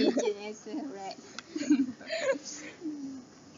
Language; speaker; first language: English; non-native, learner; Malay